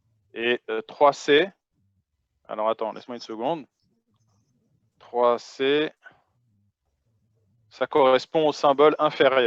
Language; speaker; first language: French; native; French